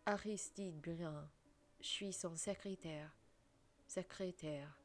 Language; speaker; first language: French; non-native, learner; English